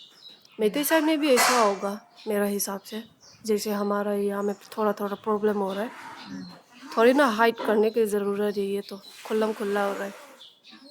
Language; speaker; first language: Hindi; non-native, local second language; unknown